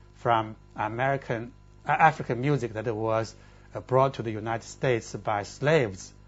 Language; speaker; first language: English; non-native, fluent; Chinese